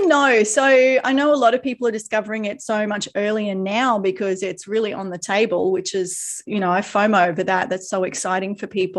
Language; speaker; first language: English; native; English